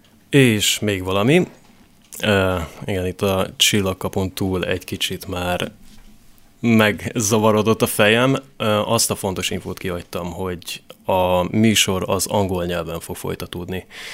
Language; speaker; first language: Hungarian; native; Hungarian